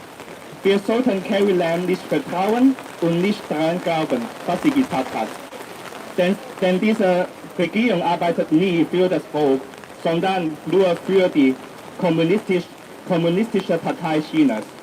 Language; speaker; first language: German; non-native, fluent; Cantonese